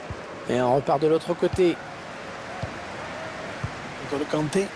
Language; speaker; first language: French; native; French